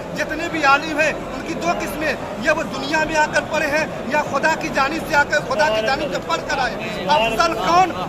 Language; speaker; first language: Urdu; native; Urdu